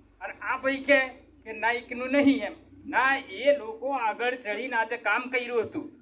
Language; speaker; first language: Gujarati; native; Gujarati